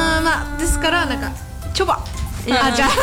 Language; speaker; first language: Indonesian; non-native, learner; Japanese